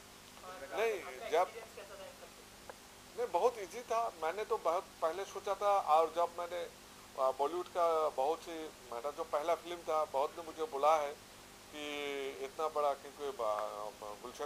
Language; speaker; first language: Hindi; non-native, local second language; Assamese